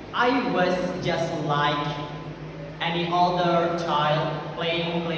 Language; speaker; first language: English; non-native, learner; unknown